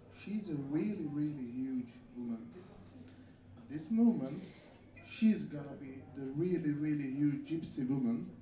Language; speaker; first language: English; non-native, fluent; Hungarian